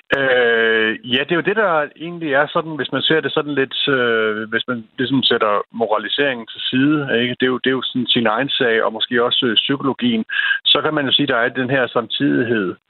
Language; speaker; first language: Danish; native; Danish